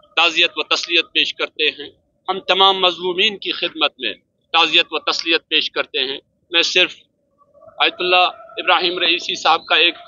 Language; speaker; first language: Urdu; non-native, local second language; Kashmiri